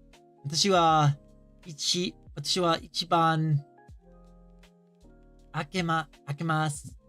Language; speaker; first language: Japanese; non-native, learner; English